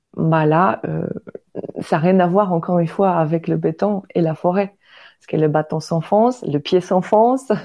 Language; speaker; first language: French; non-native, fluent; Polish